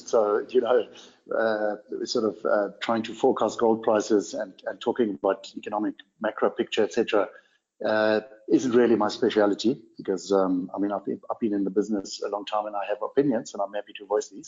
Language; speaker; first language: English; non-native, local second language; German